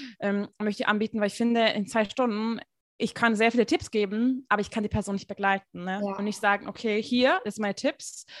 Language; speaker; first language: German; non-native, fluent; Hungarian